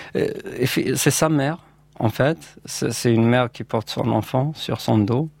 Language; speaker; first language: French; non-native, local second language; Berber languages